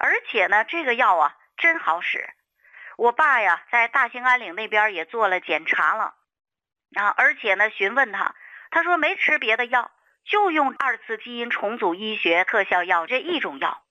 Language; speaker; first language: Chinese; native; Chinese